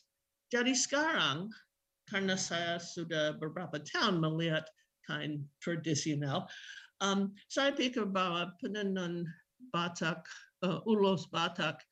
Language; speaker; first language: Indonesian; non-native, fluent; English